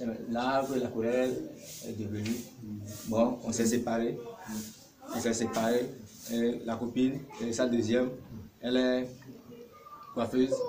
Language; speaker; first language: French; non-native, local second language; Ewe